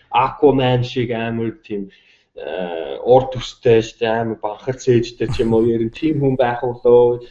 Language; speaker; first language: Mongolian; non-native, fluent; English